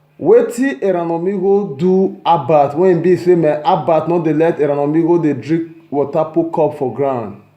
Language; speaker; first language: Nigerian Pidgin; non-native, local second language; Esan